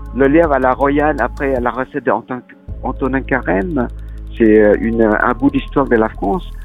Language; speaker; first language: French; early bilingual, other home language; Lao